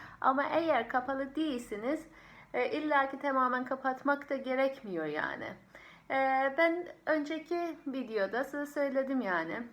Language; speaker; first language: Turkish; non-native, fluent; Persian